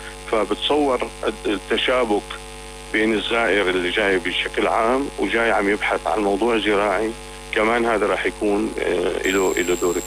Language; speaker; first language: Arabic; native; Arabic